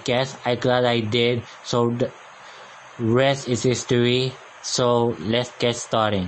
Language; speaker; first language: English; non-native, local second language; Filipino